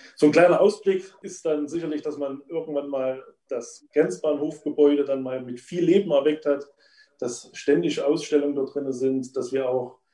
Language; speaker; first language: German; native; German